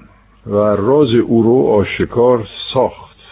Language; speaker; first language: Persian; non-native, fluent; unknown